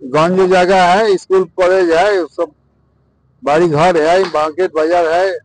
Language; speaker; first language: Hindi; non-native, local second language; Bangla